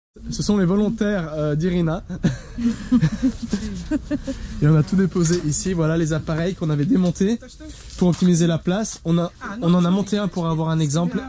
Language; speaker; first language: French; native; French